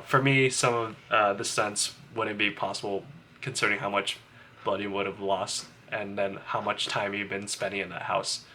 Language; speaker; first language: English; native; English